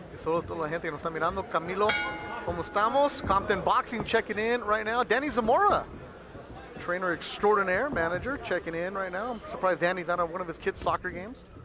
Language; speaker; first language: English; early bilingual, other home language; Spanish